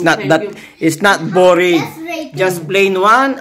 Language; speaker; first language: English; non-native, local second language; Filipino